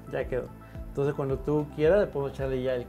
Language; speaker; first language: Spanish; native; Spanish